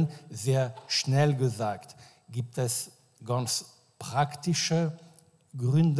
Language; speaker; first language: German; non-native, fluent; French